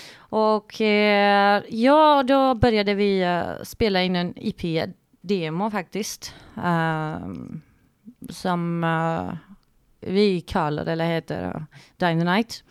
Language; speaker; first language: Swedish; non-native, fluent; Greek